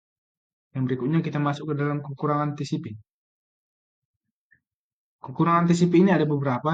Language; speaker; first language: Indonesian; native; Indonesian